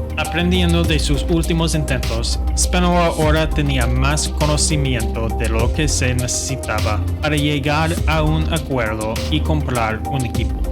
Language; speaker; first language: Spanish; non-native, fluent; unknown